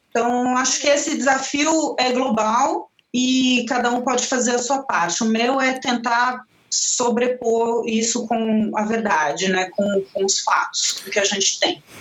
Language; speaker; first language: Portuguese; non-native, fluent; Spanish